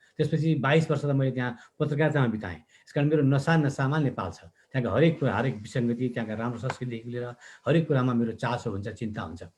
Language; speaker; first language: Nepali; native; Nepali